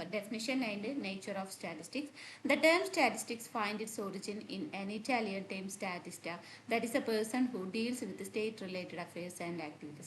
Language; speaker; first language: English; non-native, local second language; Malayalam